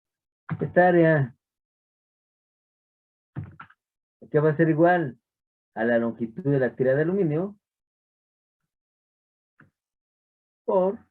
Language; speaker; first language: Spanish; native; Spanish